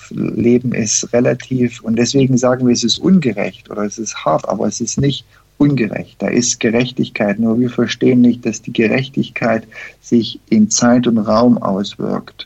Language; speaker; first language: German; early bilingual, heritage; German